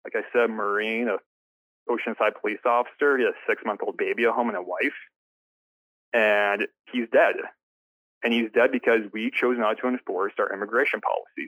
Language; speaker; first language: English; native; English